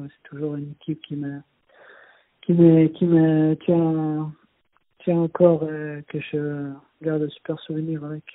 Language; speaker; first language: French; non-native, fluent; Swedish